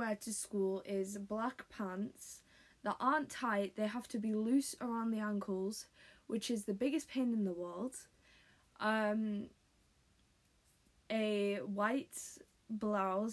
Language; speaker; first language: English; native; English